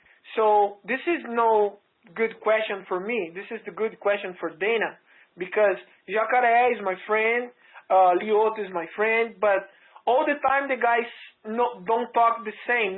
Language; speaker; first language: English; non-native, learner; Portuguese